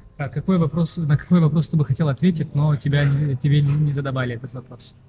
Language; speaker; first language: Russian; non-native, local second language; Tajik